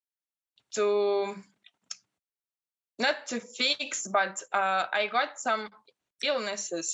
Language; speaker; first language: English; non-native, fluent; Russian